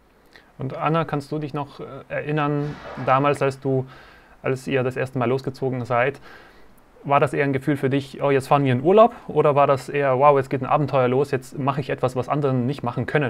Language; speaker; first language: German; native; German